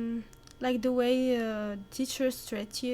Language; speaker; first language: English; non-native, learner; Arabic